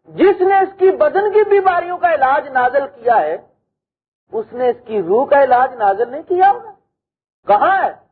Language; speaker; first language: Urdu; non-native, local second language; Punjabi